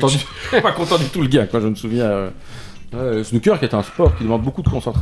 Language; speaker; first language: French; native; French